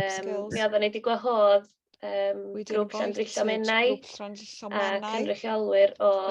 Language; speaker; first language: Welsh; native; Welsh